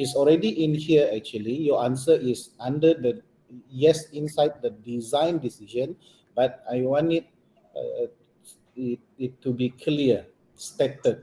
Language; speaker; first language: English; non-native, local second language; Malay